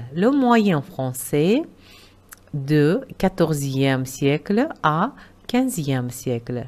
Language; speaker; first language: French; non-native, fluent; Uzbek